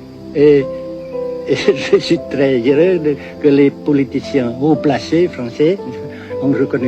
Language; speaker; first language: French; non-native, fluent; Vietnamese